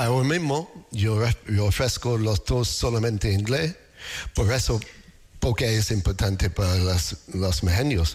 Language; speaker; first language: Spanish; non-native, learner; English